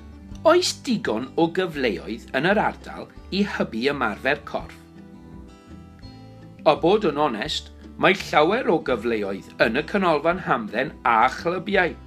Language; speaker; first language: Welsh; non-native, learner; English